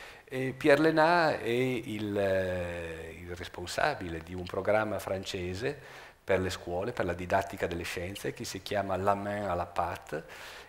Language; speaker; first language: Italian; native; Italian